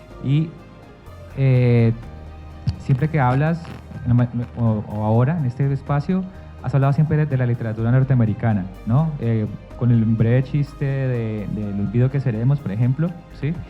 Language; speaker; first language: Spanish; non-native, fluent; English